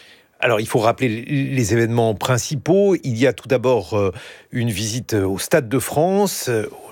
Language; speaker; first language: French; native; French